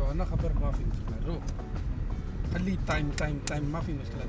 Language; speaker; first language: Arabic; non-native, learner; Hindi